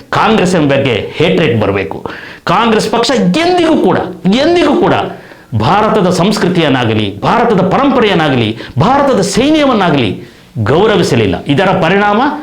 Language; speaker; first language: Kannada; non-native, local second language; Kodava